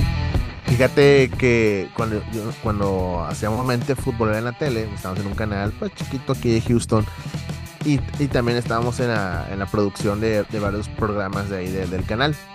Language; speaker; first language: Spanish; native; Spanish